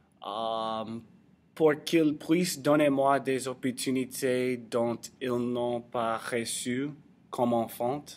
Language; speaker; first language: French; non-native, learner; English